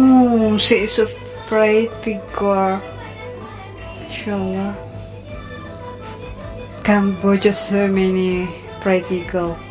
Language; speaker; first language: English; non-native, learner; Indonesian